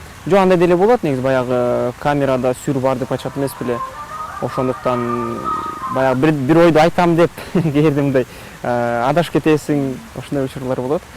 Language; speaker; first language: Kyrgyz; non-native, local second language; Russian